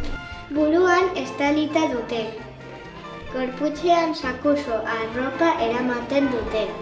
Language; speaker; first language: Basque; non-native, local second language; Spanish